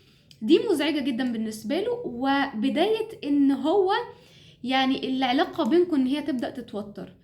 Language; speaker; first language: Arabic; native; Arabic